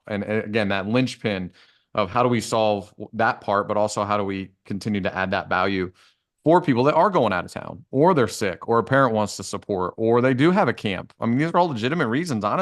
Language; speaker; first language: English; native; English